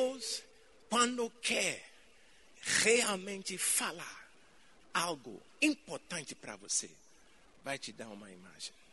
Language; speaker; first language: Portuguese; non-native, fluent; English